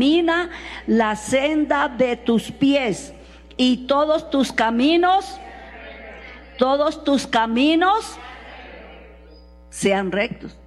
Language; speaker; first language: Spanish; native; Spanish